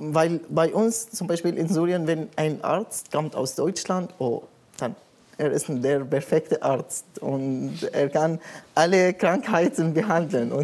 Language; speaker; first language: German; non-native, learner; Arabic